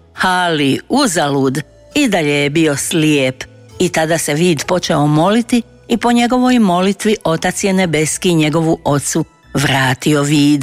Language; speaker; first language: Croatian; native; Croatian